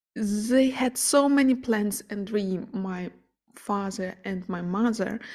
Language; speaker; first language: English; non-native, fluent; Ukrainian